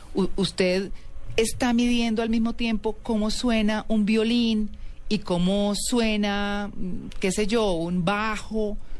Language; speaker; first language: Spanish; native; Spanish